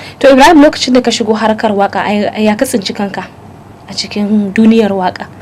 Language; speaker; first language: Hausa; native; Hausa